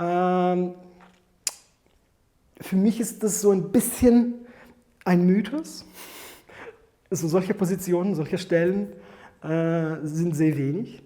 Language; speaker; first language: German; non-native, fluent; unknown